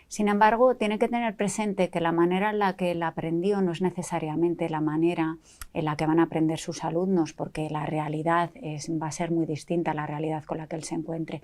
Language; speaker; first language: Spanish; native; Spanish